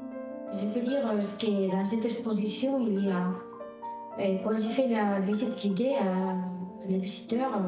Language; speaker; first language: French; non-native, fluent; Spanish